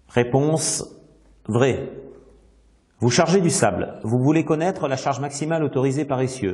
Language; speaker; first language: French; native; French